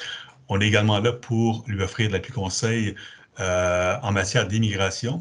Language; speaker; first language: French; native; French